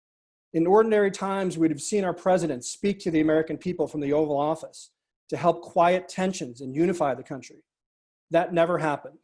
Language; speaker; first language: English; native; English